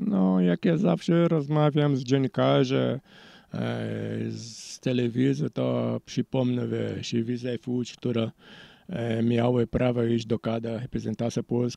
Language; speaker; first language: Polish; non-native, learner; Portuguese